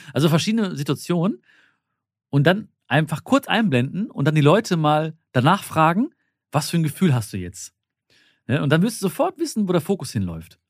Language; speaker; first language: German; early bilingual, other home language; Malayalam